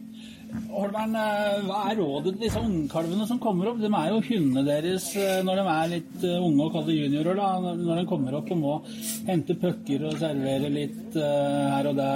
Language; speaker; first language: Norwegian; native; Norwegian